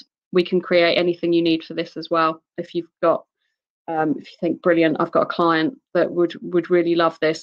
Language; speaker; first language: English; native; English